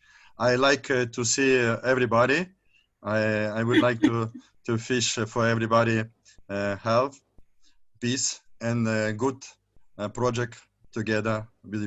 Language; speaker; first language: English; non-native, learner; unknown